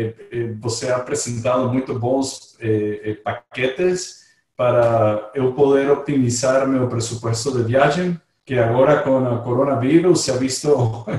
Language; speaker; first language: Portuguese; non-native, fluent; Spanish